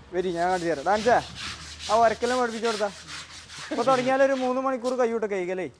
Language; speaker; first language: Malayalam; native; Malayalam